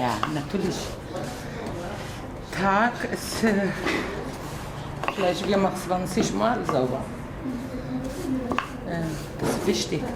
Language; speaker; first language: German; non-native, learner; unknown